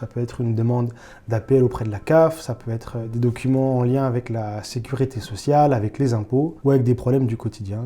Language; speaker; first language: French; native; French